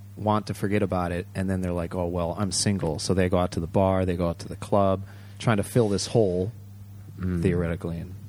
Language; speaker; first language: English; early bilingual, other home language; Japanese